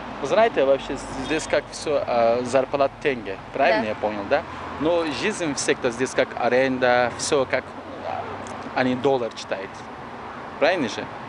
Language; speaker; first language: Russian; non-native, learner; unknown